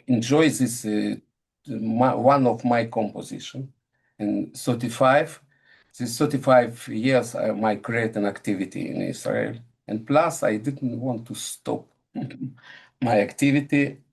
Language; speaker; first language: English; non-native, learner; Russian